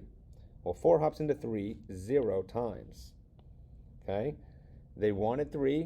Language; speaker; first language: English; native; English